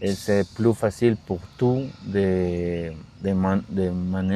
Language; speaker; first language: French; non-native, learner; Spanish